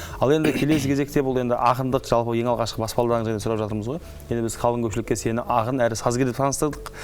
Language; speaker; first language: Kazakh; native; Kazakh